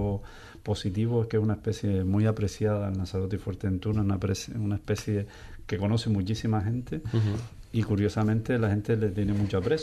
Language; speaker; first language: Spanish; native; Spanish